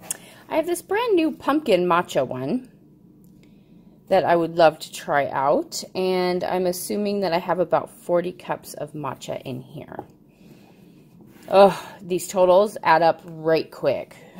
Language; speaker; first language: English; native; English